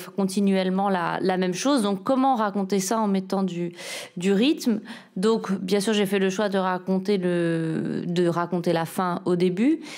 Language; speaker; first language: French; native; French